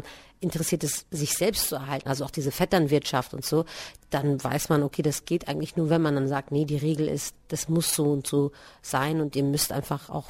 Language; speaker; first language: German; native; German